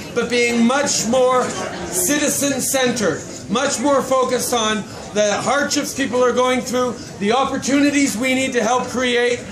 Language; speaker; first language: English; early bilingual, other home language; French